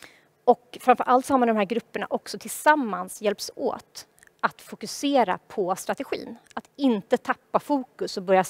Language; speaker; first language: Swedish; native; Swedish